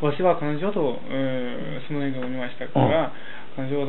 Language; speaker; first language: Japanese; non-native, learner; Russian